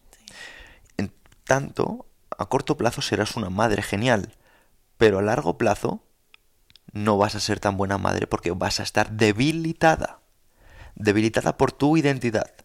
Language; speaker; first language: Spanish; native; Spanish